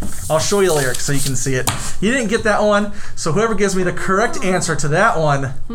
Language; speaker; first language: English; native; English